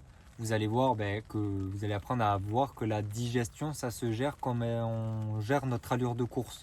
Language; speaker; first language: French; native; French